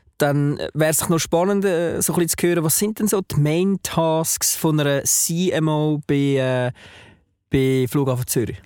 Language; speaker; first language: German; native; German